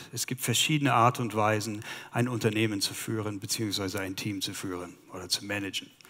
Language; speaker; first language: German; non-native, fluent; English